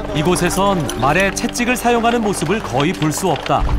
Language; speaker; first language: Korean; native; Korean